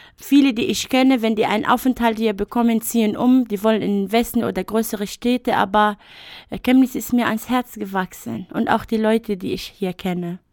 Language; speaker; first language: German; non-native, fluent; Arabic